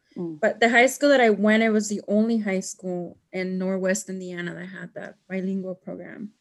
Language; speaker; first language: English; non-native, fluent; Spanish